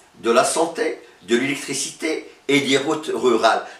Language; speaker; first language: French; non-native, local second language; Arabic